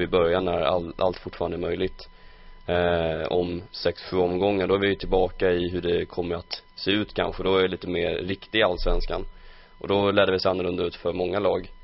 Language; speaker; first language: Swedish; native; Swedish